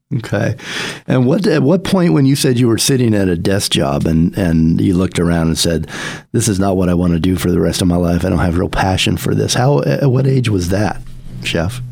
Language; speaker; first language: English; native; English